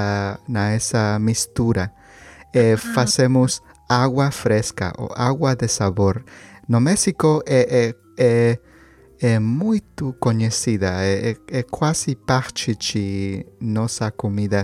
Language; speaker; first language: Portuguese; non-native, learner; Spanish